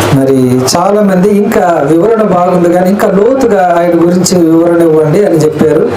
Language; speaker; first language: Telugu; non-native, local second language; Koya